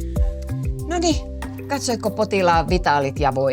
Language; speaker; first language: Finnish; native; Finnish